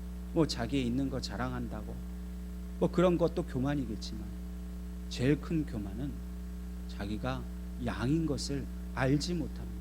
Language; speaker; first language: Korean; native; Korean